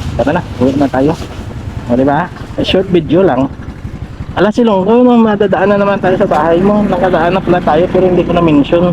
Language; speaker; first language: Filipino; non-native, local second language; Hiligaynon